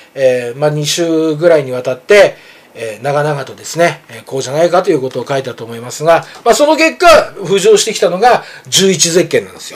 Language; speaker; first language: Japanese; native; Japanese